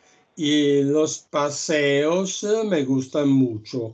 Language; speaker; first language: Spanish; non-native, learner; Italian